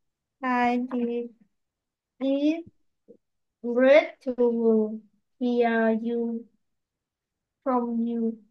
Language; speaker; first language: English; non-native, learner; Vietnamese